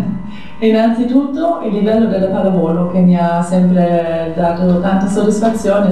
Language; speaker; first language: Italian; non-native, fluent; German